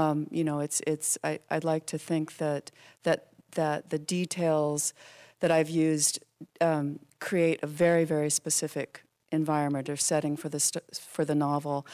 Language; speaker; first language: English; native; English